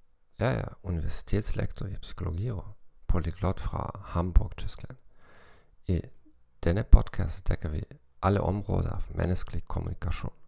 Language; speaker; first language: Danish; non-native, fluent; German